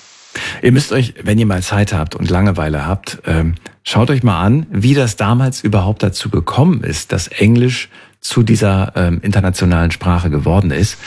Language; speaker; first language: German; native; German